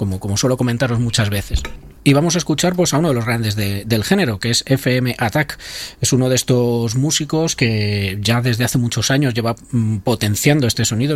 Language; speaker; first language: Spanish; native; Spanish